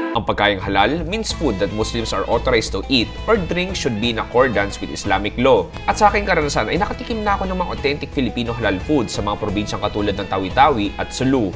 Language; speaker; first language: Filipino; native; Filipino